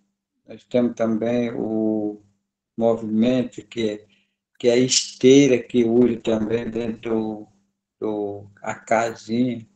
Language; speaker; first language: Portuguese; non-native, local second language; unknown